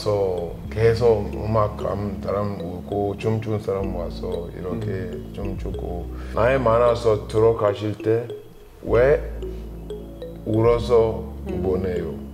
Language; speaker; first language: Korean; non-native, learner; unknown